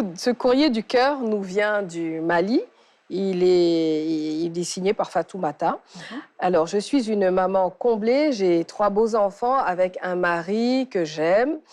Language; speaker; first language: French; non-native, local second language; Wolof